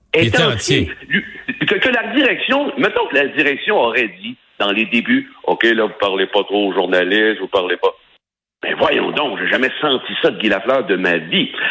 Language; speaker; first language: French; native; French